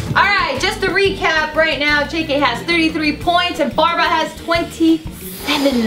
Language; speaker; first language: English; native; English